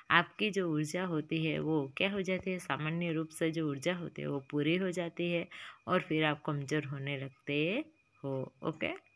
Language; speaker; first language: Hindi; non-native, local second language; Gujarati